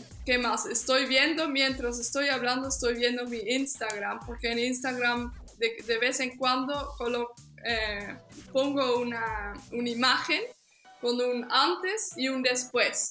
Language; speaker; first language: Spanish; non-native, fluent; Dutch